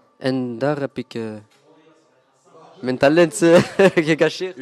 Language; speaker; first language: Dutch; non-native, local second language; French